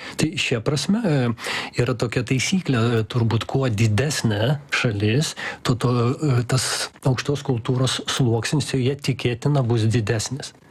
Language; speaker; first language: Lithuanian; non-native, local second language; Russian